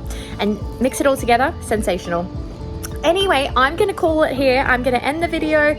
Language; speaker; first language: English; native; English